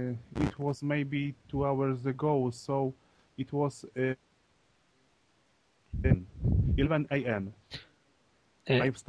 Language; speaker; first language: English; non-native, learner; Polish